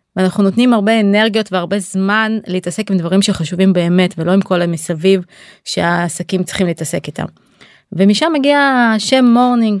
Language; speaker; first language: Hebrew; native; Hebrew